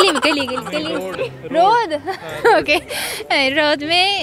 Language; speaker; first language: Hindi; non-native, learner; Azerbaijani